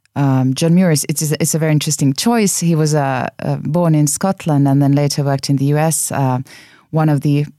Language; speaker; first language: English; non-native, fluent; Finnish